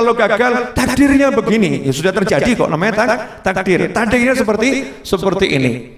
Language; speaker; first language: Indonesian; native; Indonesian